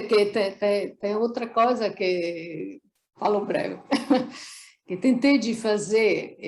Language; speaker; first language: Portuguese; non-native, fluent; Italian